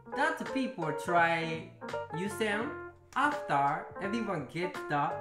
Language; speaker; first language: English; non-native, learner; Japanese